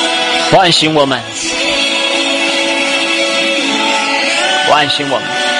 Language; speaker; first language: Chinese; native; Chinese